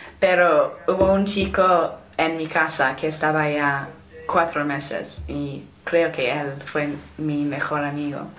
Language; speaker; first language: Spanish; non-native, learner; English